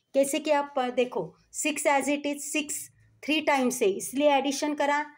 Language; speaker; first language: Hindi; non-native, local second language; Marathi